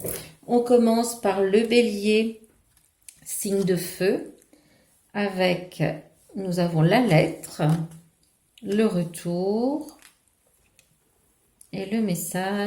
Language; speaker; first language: French; native; French